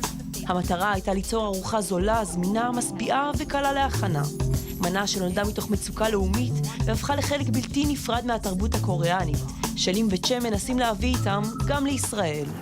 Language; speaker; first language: Hebrew; native; Hebrew